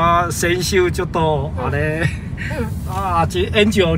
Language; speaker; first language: Japanese; non-native, fluent; Chinese